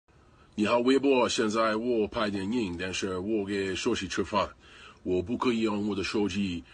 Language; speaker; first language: Chinese; non-native, learner; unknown